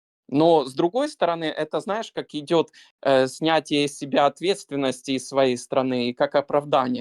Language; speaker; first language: Russian; native; Russian